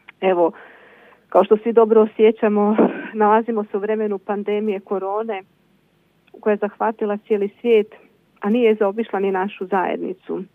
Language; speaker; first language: Croatian; native; Croatian